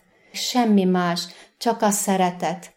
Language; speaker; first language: Hungarian; non-native, fluent; Arabic